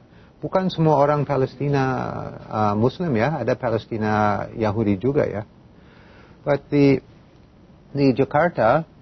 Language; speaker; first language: Indonesian; non-native, fluent; English